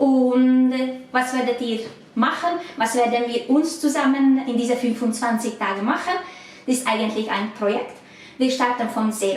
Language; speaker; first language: German; non-native, learner; Hungarian